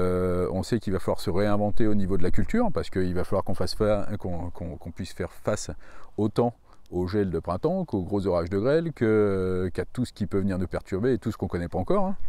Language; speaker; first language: French; native; French